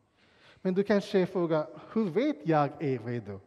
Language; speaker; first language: Swedish; non-native, fluent; English